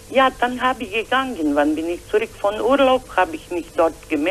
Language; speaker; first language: German; non-native, learner; Croatian